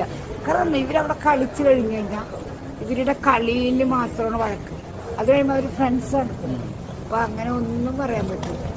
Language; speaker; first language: Malayalam; native; Malayalam